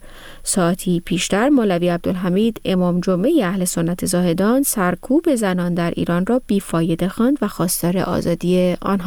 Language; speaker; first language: Persian; native; Persian